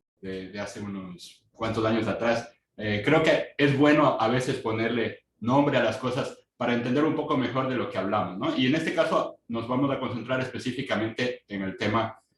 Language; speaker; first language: Spanish; native; Spanish